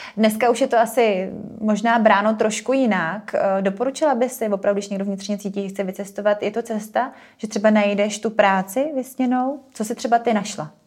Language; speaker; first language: Czech; native; Czech